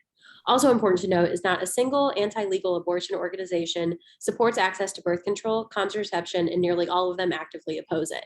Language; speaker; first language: English; native; English